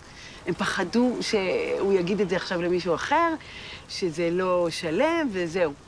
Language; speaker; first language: Hebrew; native; Hebrew